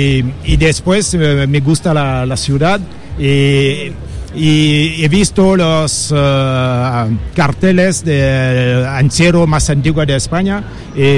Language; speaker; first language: Spanish; non-native, learner; French